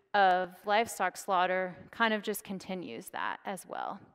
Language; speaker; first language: English; native; English